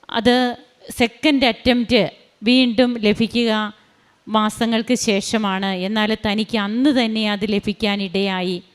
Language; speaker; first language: Malayalam; native; Malayalam